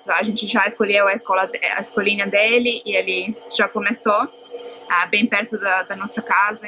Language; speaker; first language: Portuguese; non-native, fluent; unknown